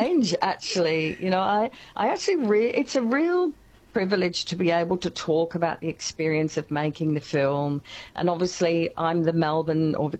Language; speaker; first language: English; native; English